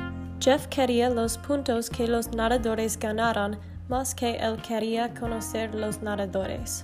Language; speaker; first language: Spanish; non-native, learner; English